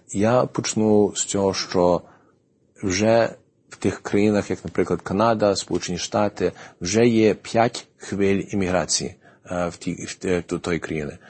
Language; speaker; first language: Ukrainian; early bilingual, heritage; Ukrainian